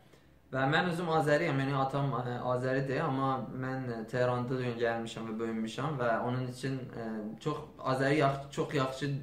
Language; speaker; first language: Turkish; non-native, learner; Persian